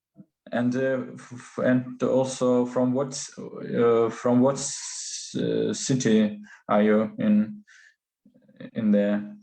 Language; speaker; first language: English; non-native, learner; Russian